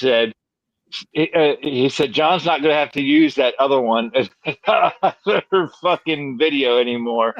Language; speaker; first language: English; native; English